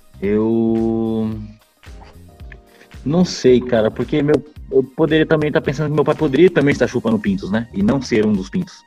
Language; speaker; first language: Portuguese; native; Portuguese